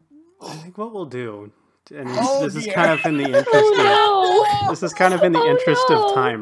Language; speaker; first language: English; native; English